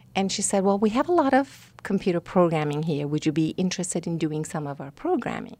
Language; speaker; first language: English; non-native, fluent; Persian